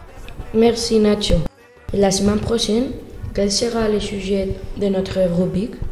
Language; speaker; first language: French; non-native, learner; Spanish